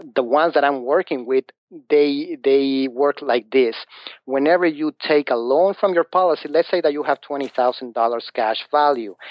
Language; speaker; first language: English; non-native, fluent; Spanish